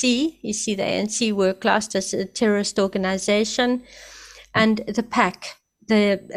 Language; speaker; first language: English; native; English